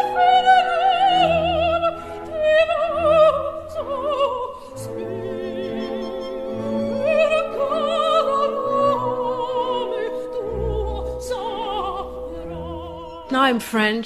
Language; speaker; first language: English; non-native, local second language; Yoruba